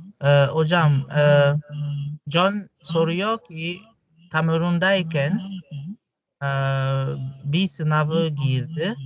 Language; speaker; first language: Turkish; non-native, fluent; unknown